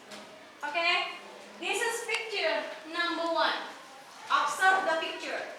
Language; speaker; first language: English; non-native, fluent; Indonesian